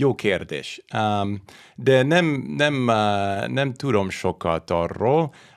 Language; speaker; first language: Hungarian; non-native, learner; English